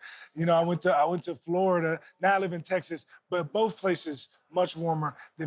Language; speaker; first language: English; native; English